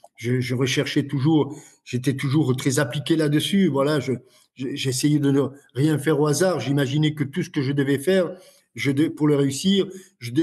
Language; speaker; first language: French; native; French